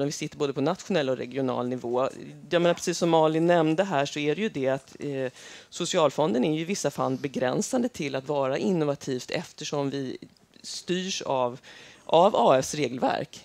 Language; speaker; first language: Swedish; native; Swedish